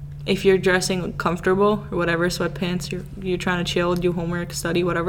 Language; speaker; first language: English; early bilingual, other home language; Serbian